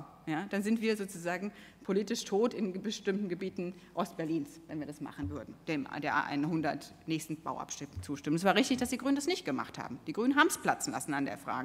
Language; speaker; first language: German; native; German